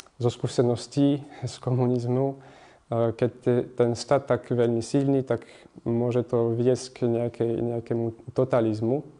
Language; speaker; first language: Slovak; non-native, fluent; French